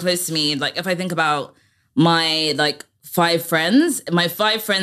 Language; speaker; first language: English; native; English